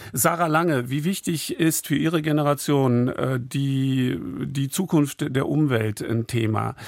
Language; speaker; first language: German; native; German